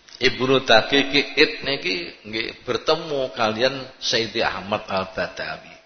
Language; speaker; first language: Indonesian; native; Indonesian